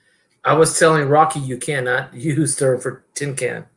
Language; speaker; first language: English; native; English